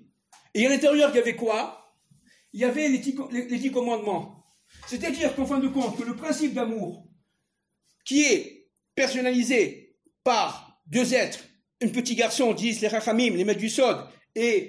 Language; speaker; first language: French; native; French